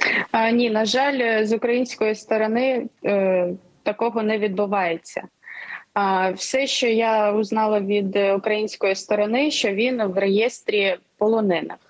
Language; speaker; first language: Ukrainian; non-native, local second language; Russian